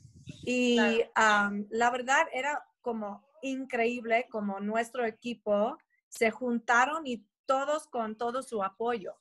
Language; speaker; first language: Spanish; non-native, fluent; English